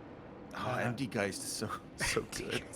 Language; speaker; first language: English; native; English